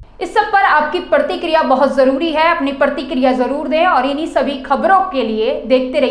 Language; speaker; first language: Hindi; native; Hindi